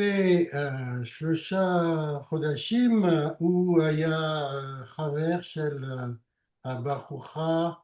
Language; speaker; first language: Hebrew; non-native, learner; French